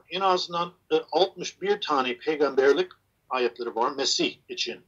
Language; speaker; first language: Turkish; non-native, fluent; English